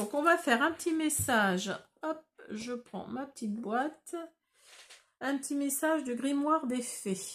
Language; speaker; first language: French; native; French